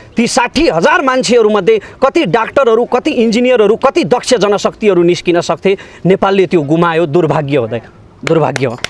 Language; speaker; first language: Nepali; native; Nepali